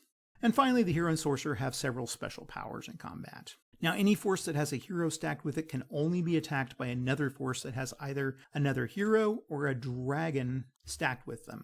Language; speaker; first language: English; native; English